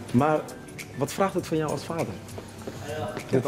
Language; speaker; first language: Dutch; native; Dutch